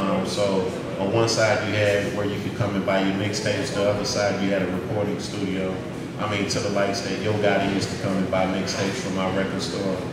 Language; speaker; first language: English; native; English